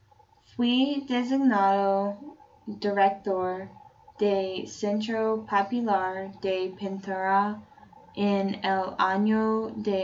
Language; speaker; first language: Spanish; non-native, learner; English